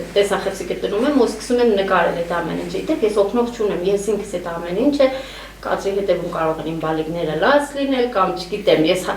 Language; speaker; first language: Armenian; native; Armenian